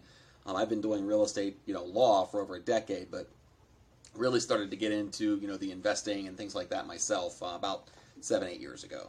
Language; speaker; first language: English; native; English